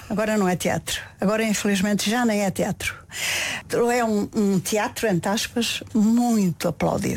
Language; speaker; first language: Portuguese; native; Portuguese